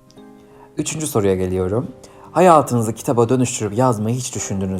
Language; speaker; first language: Turkish; native; Turkish